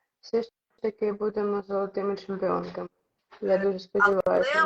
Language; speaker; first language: Ukrainian; non-native, local second language; Russian